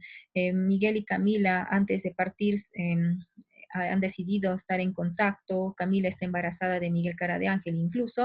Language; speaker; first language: Spanish; native; Spanish